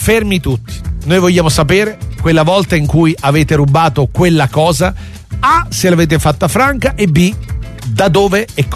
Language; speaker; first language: Italian; native; Italian